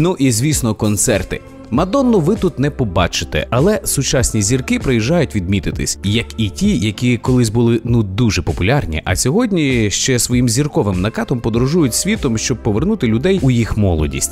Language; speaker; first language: Ukrainian; native; Ukrainian